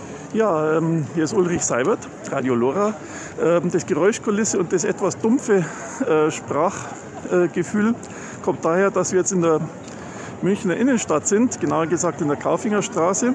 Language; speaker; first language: German; native; German